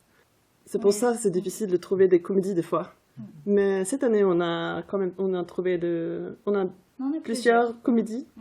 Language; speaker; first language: French; non-native, fluent; Swedish